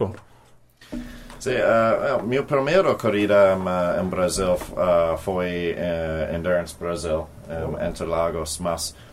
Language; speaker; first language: Portuguese; non-native, learner; English